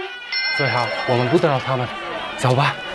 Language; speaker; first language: Chinese; non-native, fluent; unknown